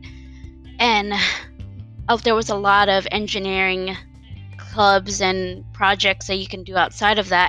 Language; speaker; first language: English; native; English